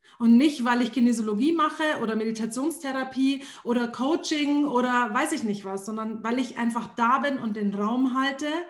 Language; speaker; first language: German; early bilingual, other home language; Arabic